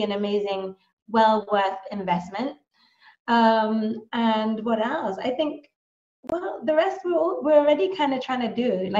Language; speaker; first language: English; native; English